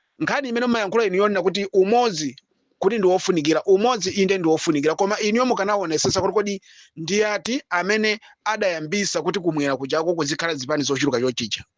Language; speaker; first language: Nyanja; native; Nyanja